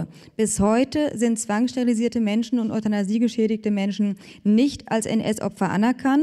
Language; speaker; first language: German; native; German